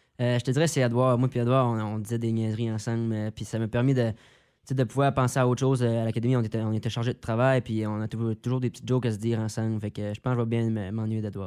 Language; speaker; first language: French; native; French